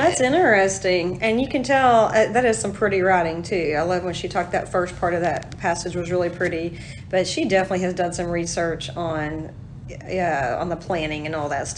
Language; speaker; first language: English; native; English